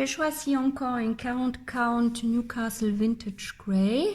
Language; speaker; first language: French; non-native, learner; German